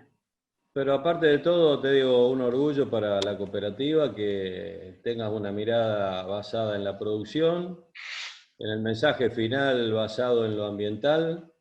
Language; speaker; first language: Spanish; native; Spanish